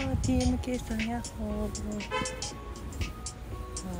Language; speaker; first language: Japanese; non-native, fluent; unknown